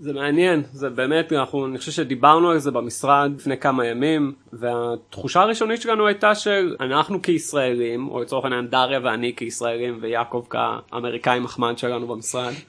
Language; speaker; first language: Hebrew; native; Hebrew